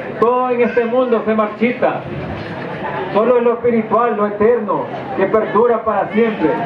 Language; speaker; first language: Spanish; non-native, fluent; English